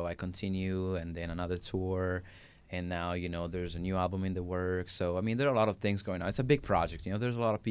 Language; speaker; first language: English; non-native, fluent; Italian